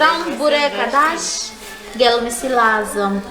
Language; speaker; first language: Turkish; non-native, fluent; Portuguese